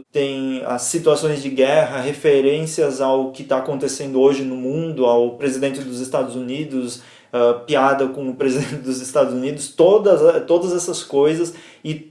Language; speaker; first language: Portuguese; native; Portuguese